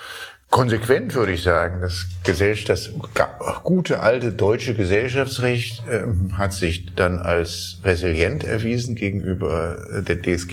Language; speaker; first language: German; native; German